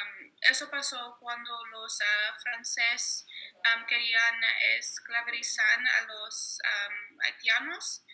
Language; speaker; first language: Spanish; early bilingual, heritage; Spanish